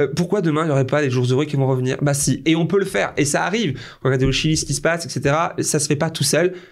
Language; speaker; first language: French; native; French